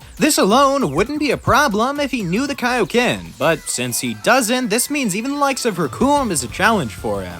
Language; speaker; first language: English; native; English